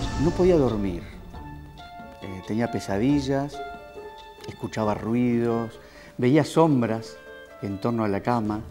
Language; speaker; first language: Spanish; native; Spanish